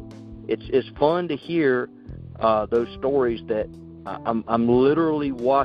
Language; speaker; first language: English; native; English